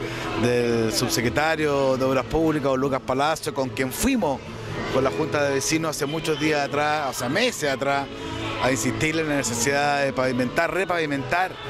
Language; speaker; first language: Spanish; native; Spanish